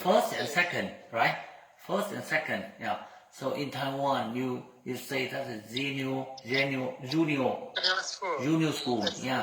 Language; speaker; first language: English; non-native, learner; Vietnamese